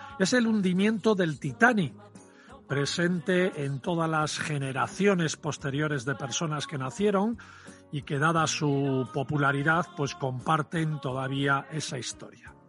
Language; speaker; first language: Spanish; native; Spanish